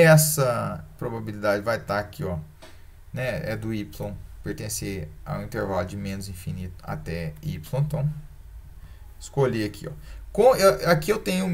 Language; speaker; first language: Portuguese; native; Portuguese